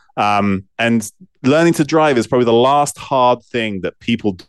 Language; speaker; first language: English; native; English